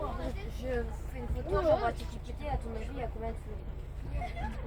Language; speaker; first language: French; native; French